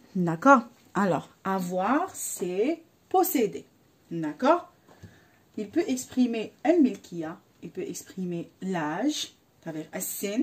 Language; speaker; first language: French; non-native, local second language; Arabic